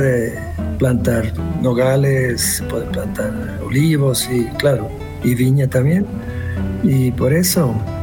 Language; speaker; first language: Spanish; non-native, fluent; Swiss German